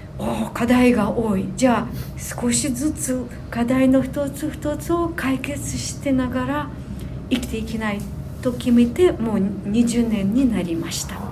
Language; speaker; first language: Japanese; non-native, fluent; Ukrainian